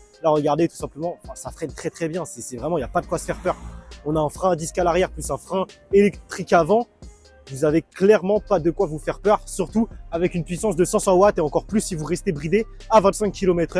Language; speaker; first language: French; native; French